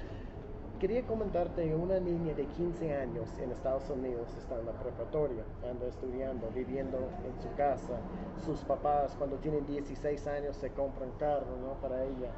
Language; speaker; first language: Spanish; non-native, fluent; English